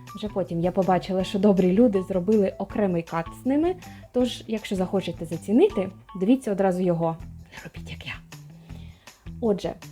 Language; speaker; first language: Ukrainian; non-native, local second language; Russian